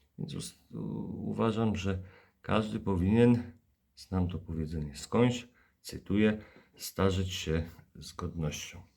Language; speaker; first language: Polish; native; Polish